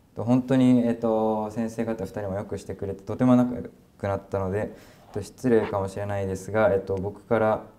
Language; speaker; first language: Japanese; native; Japanese